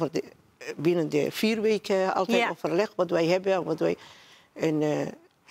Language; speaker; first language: Dutch; non-native, learner; Somali